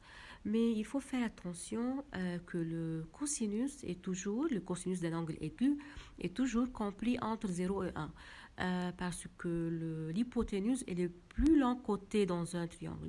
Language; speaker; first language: French; non-native, local second language; Arabic